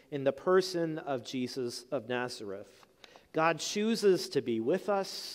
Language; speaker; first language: English; native; English